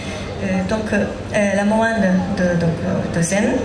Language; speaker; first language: French; non-native, learner; Japanese